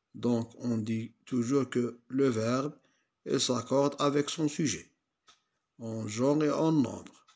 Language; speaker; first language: French; non-native, local second language; Arabic